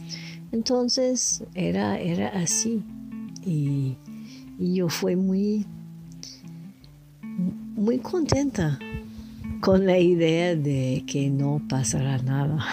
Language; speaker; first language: Spanish; non-native, learner; French